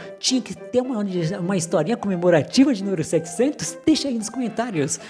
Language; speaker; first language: Portuguese; native; Portuguese